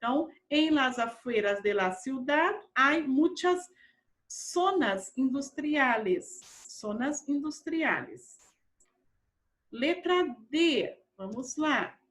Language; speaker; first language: Spanish; non-native, fluent; Portuguese